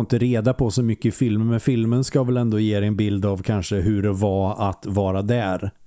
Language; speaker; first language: Swedish; native; Swedish